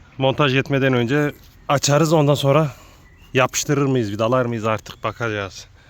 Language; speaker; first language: Turkish; early bilingual, heritage; Turkish